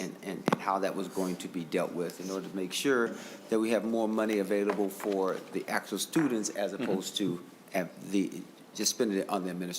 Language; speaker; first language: English; native; English